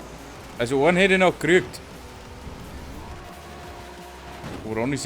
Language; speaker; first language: German; native; German